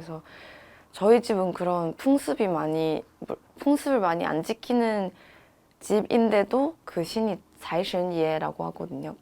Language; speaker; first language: Korean; non-native, fluent; Chinese